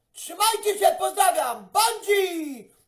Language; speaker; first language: Polish; native; Polish